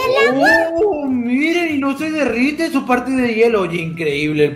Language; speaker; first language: Spanish; native; Spanish